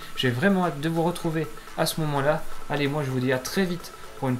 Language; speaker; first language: French; native; French